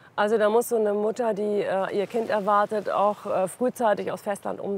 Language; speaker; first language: German; native; German